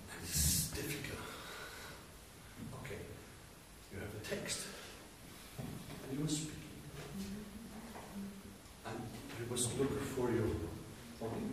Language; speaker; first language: English; non-native, learner; German